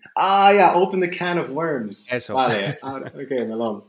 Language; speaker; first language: Spanish; non-native, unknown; Dutch